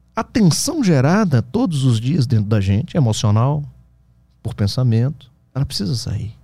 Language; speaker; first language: Portuguese; native; Portuguese